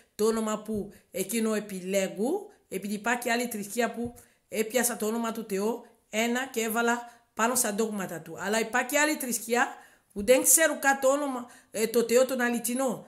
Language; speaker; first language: Greek; non-native, learner; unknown